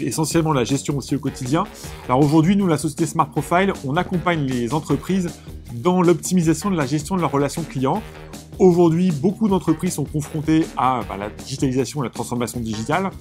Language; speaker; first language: French; native; French